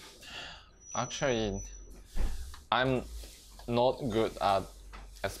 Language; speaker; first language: English; non-native, learner; Japanese